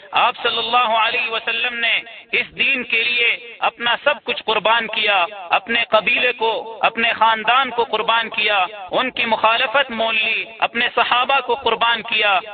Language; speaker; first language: Urdu; non-native, local second language; Pashto